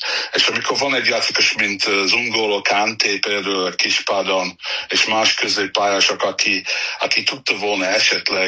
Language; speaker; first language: Hungarian; non-native, fluent; English